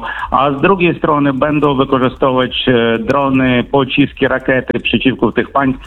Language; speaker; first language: Polish; non-native, fluent; Ukrainian